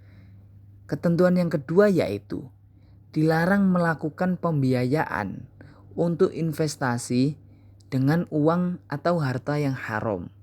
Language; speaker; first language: Indonesian; native; Indonesian